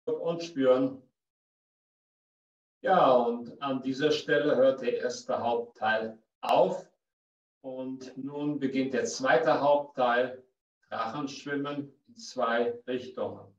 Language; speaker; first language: German; native; German